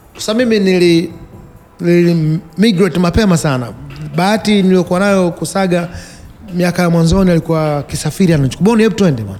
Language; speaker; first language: Swahili; native; Swahili